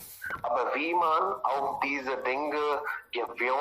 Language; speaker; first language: German; non-native, learner; Hindi